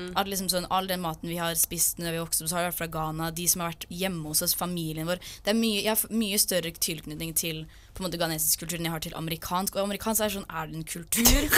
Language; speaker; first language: Norwegian; early bilingual, other home language; English